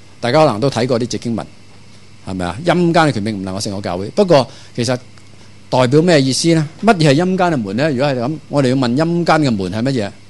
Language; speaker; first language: Chinese; non-native, local second language; Cantonese